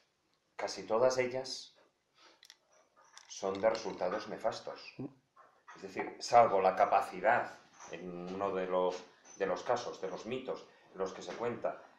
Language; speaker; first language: Spanish; native; Spanish